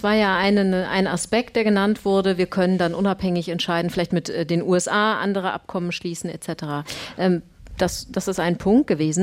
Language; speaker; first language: German; native; German